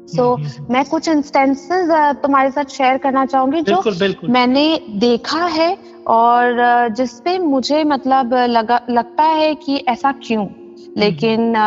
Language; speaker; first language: Hindi; non-native, local second language; Assamese